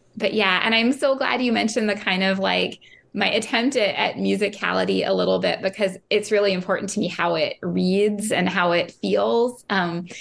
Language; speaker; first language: English; native; English